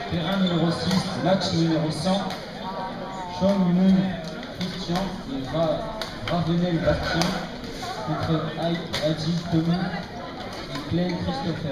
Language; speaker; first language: French; native; French